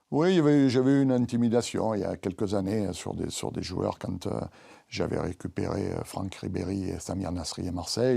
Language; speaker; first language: French; native; French